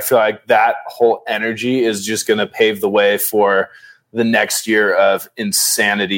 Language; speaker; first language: English; native; English